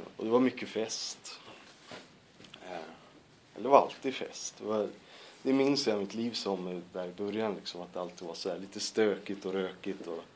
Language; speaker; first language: Swedish; native; Swedish